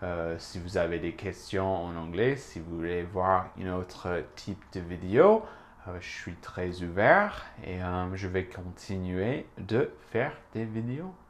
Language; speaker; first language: French; non-native, fluent; English